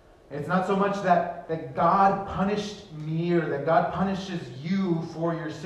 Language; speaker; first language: English; early bilingual, other home language; Spanish